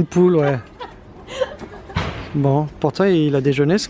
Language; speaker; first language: French; native; French